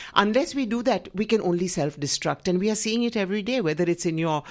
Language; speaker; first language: English; non-native, local second language; Gujarati